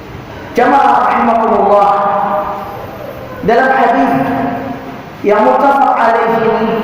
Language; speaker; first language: Indonesian; native; Indonesian